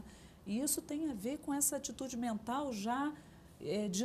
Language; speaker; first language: Portuguese; native; Portuguese